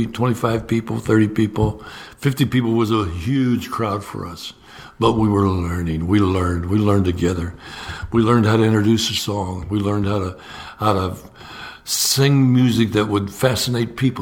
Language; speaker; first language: English; native; English